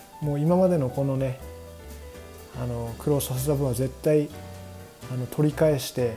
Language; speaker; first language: Japanese; native; Japanese